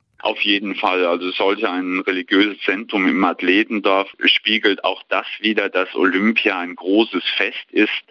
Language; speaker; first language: German; native; German